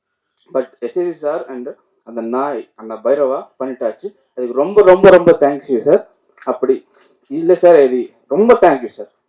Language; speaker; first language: Tamil; non-native, learner; Telugu